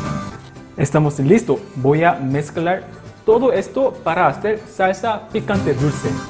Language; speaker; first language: Spanish; non-native, local second language; Korean